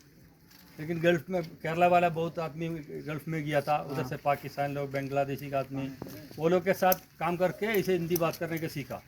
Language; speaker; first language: Hindi; non-native, local second language; Malayalam